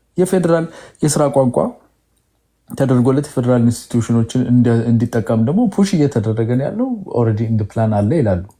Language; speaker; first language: Amharic; non-native, local second language; Oromo